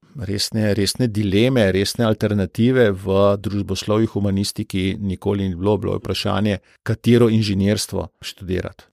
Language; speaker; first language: Slovenian; native; Slovenian